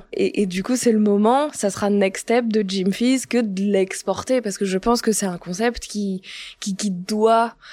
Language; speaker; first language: French; native; French